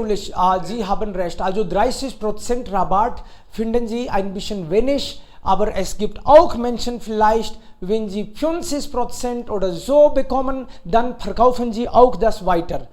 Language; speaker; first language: German; non-native, fluent; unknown